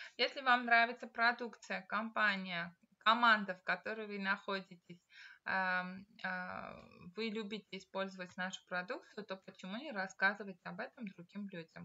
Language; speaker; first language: Russian; non-native, local second language; Armenian